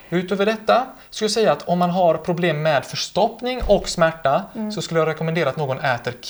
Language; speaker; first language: Swedish; native; Swedish